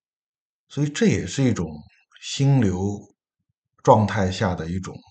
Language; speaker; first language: Chinese; native; Chinese